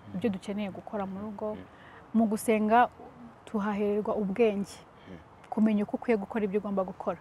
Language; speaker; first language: Kinyarwanda; early bilingual, heritage; Kinyarwanda